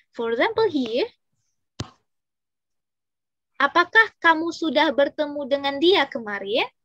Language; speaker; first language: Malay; non-native, fluent; Indonesian